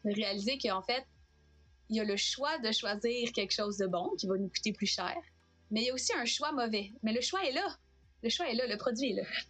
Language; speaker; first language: French; native; French